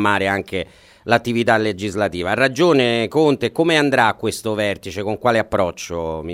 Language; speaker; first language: Italian; native; Italian